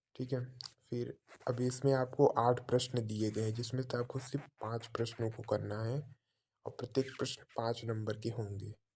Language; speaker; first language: Hindi; native; Hindi